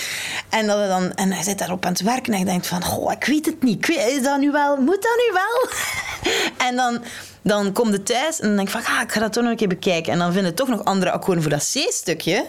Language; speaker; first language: Dutch; native; Dutch